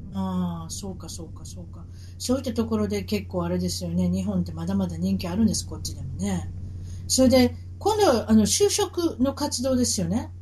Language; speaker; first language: Japanese; native; Japanese